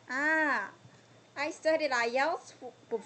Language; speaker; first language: English; non-native, learner; Korean